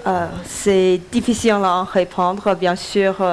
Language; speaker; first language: French; non-native, learner; Chinese